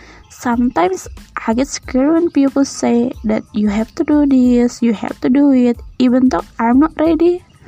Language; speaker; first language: English; non-native, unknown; Indonesian